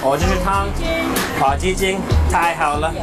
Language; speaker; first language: Chinese; non-native, fluent; English